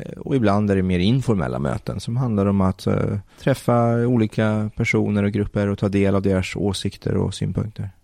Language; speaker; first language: Swedish; early bilingual, other home language; Persian